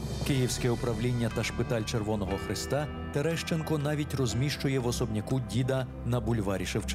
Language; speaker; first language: Ukrainian; native; Ukrainian